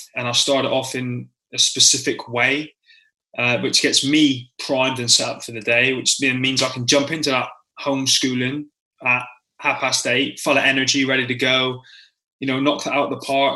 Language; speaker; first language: English; native; English